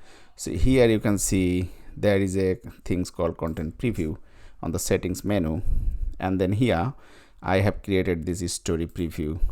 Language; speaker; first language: English; non-native, fluent; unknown